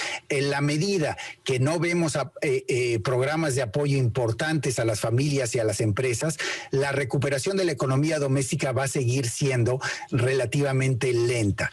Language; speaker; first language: Spanish; native; Spanish